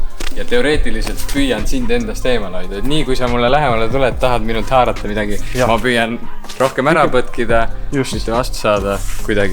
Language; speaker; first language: Estonian; native; Estonian